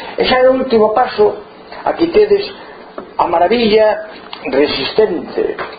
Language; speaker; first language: Galician; non-native, local second language; Spanish